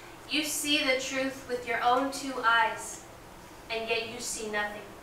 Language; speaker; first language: English; early bilingual, other home language; Spanish